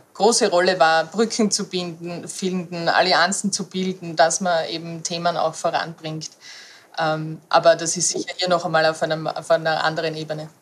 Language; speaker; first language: German; native; German